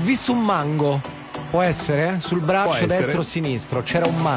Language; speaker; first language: Italian; native; Italian